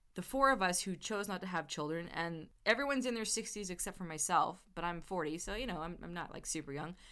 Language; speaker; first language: English; native; English